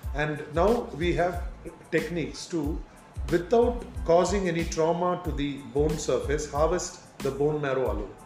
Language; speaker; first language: English; non-native, local second language; Tamil